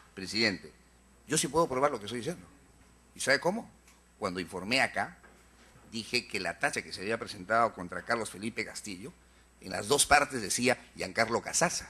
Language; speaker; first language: Spanish; native; Spanish